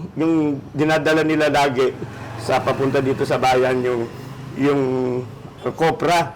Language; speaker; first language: Filipino; non-native, local second language; Aklanon